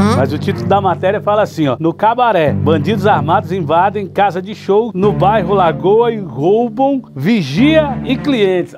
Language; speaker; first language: Portuguese; native; Portuguese